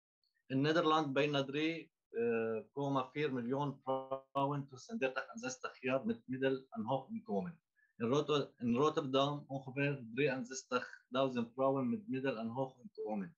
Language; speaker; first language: Dutch; non-native, learner; Arabic